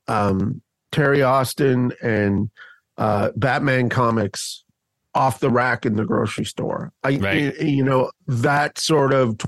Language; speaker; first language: English; native; English